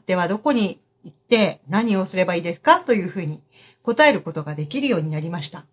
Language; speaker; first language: Japanese; native; Japanese